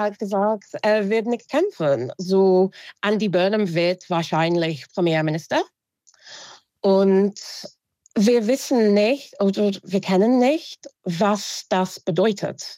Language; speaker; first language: German; non-native, fluent; English